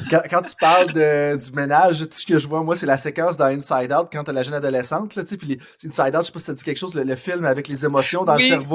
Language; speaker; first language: French; native; French